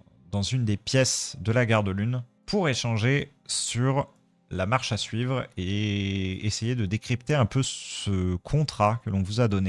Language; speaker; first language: French; native; French